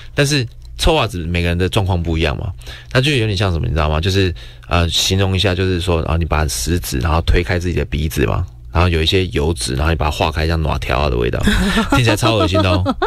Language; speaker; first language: Chinese; native; Chinese